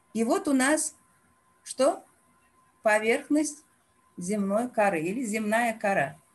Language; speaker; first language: Russian; non-native, local second language; Uzbek